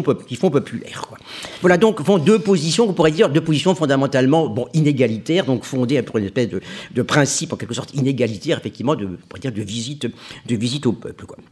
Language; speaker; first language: French; native; French